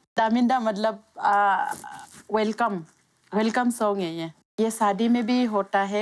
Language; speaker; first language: Hindi; non-native, local second language; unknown